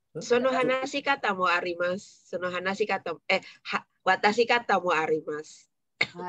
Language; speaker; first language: Japanese; non-native, learner; Indonesian